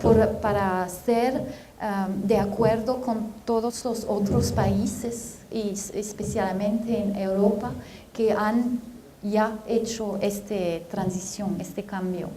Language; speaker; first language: Spanish; non-native, fluent; French